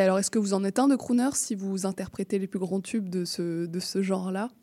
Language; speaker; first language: French; native; French